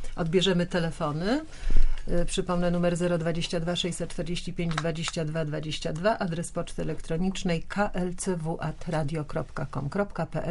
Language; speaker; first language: Polish; native; Polish